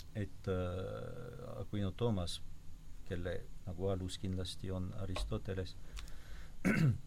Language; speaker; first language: Estonian; non-native, fluent; French